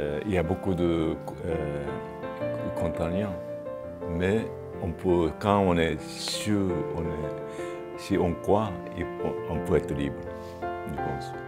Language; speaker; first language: French; non-native, fluent; Japanese